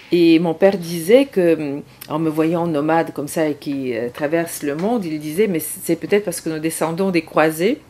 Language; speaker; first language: French; non-native, fluent; Bulgarian